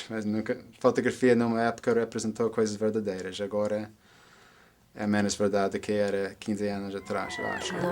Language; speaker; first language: Portuguese; non-native, fluent; English